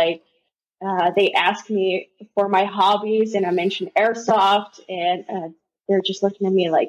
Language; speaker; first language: English; non-native, fluent; Dutch